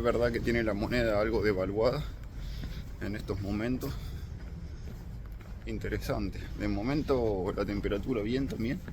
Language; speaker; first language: Spanish; native; Spanish